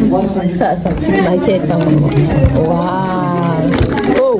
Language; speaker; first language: French; native; French